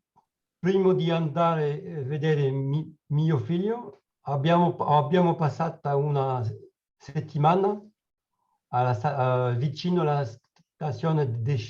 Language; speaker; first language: Italian; non-native, learner; French